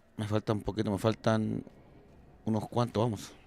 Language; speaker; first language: Spanish; native; Spanish